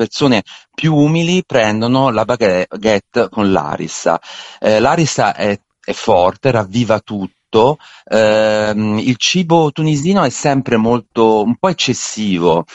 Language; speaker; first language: Italian; native; Italian